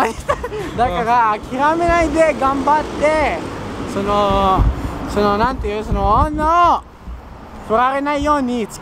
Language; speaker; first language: Japanese; early bilingual, other home language; Filipino